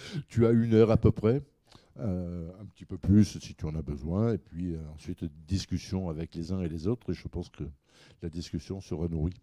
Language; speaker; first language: French; native; French